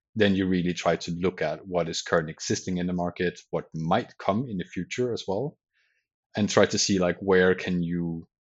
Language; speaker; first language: English; non-native, fluent; Danish